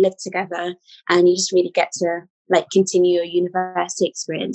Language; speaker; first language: English; native; English